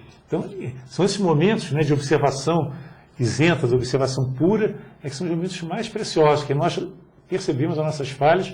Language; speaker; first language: Portuguese; native; Portuguese